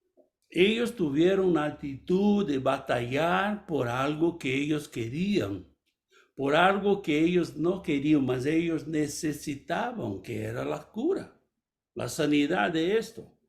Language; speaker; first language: Spanish; non-native, fluent; Portuguese